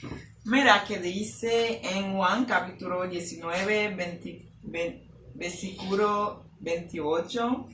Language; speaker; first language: Spanish; non-native, learner; Haitian Creole